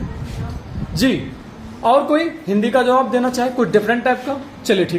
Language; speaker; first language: Hindi; native; Hindi